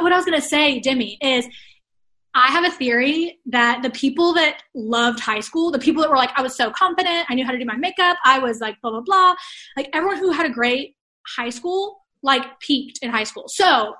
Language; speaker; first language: English; native; English